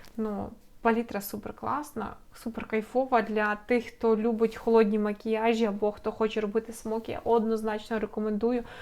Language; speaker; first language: Ukrainian; non-native, local second language; Russian